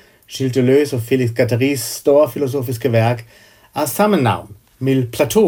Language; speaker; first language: Danish; non-native, fluent; German